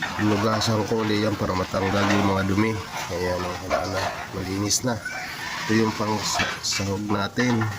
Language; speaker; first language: Filipino; non-native, local second language; Waray